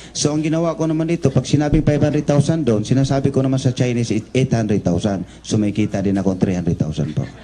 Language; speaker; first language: Filipino; non-native, local second language; Cebuano